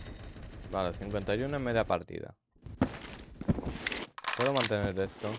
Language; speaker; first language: Spanish; native; Spanish